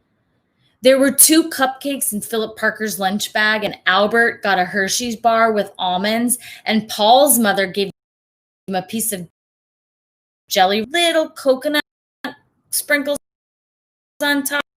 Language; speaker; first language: English; native; English